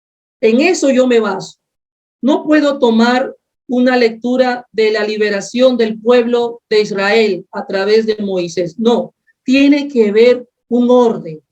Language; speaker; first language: Spanish; native; Spanish